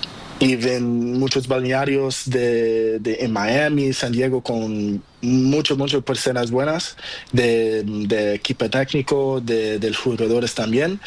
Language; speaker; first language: Spanish; non-native, learner; Portuguese